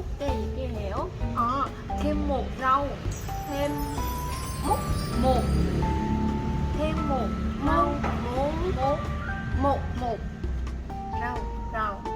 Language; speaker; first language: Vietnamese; non-native, learner; Korean